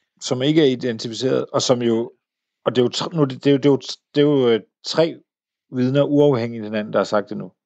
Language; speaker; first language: Danish; native; Danish